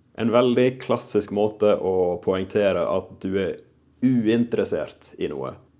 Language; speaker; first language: Norwegian; native; Norwegian